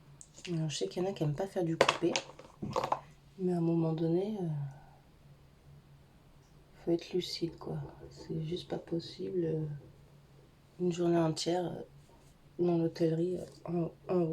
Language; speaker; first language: French; native; French